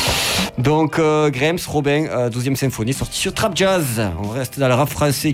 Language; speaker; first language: French; native; French